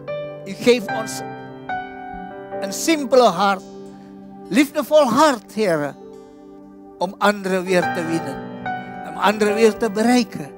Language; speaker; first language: Dutch; non-native, fluent; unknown